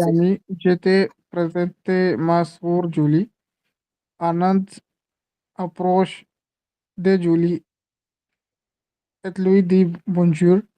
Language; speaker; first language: French; non-native, learner; Hindi